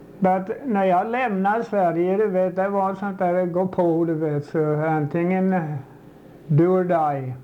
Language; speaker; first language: Swedish; native; Swedish